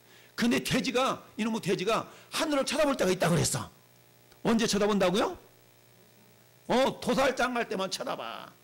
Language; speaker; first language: Korean; native; Korean